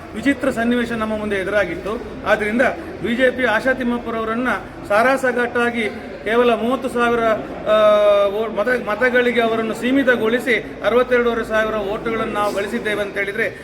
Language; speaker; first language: Kannada; native; Kannada